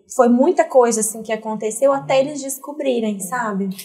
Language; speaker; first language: Portuguese; native; Portuguese